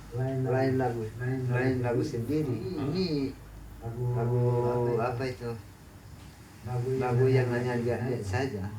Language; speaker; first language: Indonesian; non-native, local second language; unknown